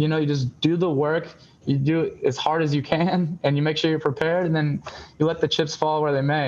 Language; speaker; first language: English; native; English